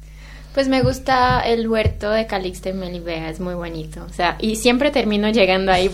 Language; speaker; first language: Spanish; non-native, fluent; Portuguese